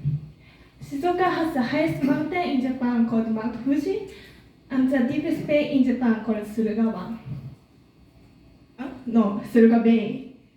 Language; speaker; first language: English; non-native, learner; Japanese